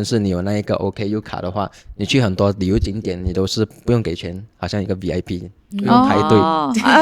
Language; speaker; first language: Chinese; non-native, local second language; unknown